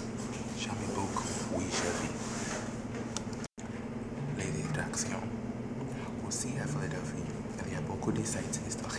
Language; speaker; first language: French; non-native, learner; English